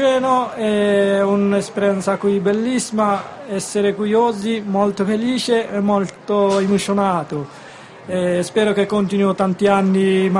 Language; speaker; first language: Italian; non-native, learner; Bangla